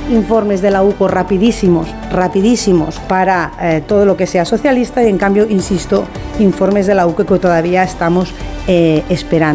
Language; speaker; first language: Spanish; native; Spanish